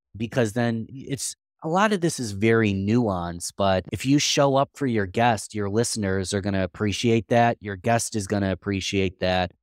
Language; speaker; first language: English; native; English